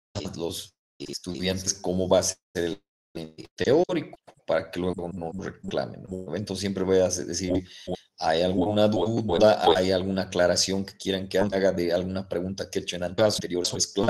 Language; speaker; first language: Spanish; native; Spanish